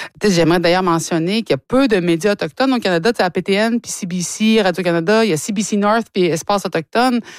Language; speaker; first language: French; native; French